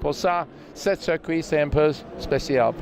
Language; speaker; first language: French; non-native, fluent; English